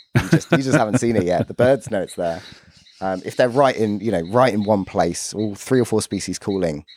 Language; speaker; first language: English; native; English